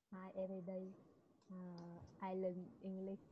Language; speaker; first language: English; non-native, learner; Vietnamese